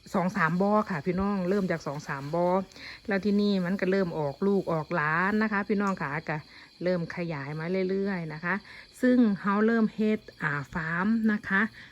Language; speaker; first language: Thai; native; Thai